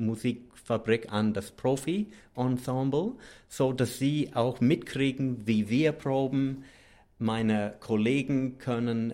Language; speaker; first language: German; non-native, fluent; English